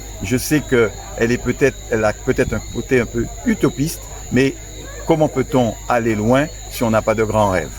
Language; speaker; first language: French; native; French